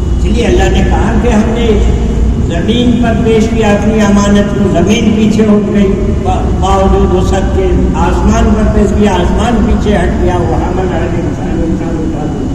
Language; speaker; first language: Urdu; native; Urdu